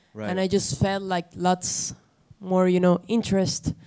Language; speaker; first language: English; non-native, fluent; Spanish